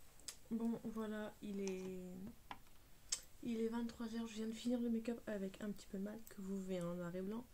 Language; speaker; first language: French; native; French